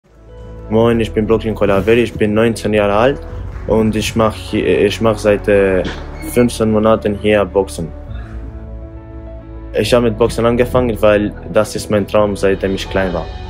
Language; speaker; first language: German; non-native, learner; Albanian